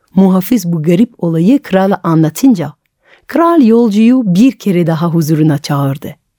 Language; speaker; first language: Turkish; non-native, fluent; French